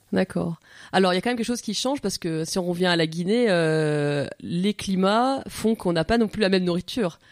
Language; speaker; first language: French; native; French